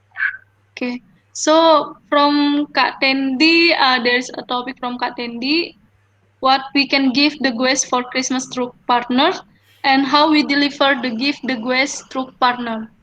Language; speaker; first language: English; non-native, learner; Indonesian